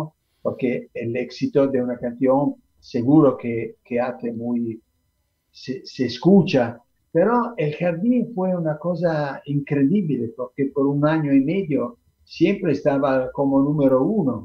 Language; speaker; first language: Spanish; non-native, fluent; Italian